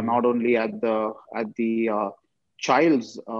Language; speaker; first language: English; non-native, local second language; Hindi